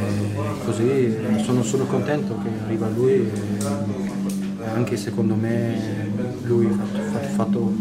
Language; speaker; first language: Italian; non-native, learner; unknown